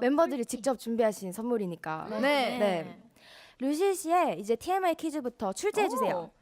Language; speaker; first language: Korean; native; Korean